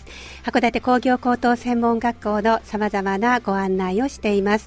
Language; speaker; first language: Japanese; native; Japanese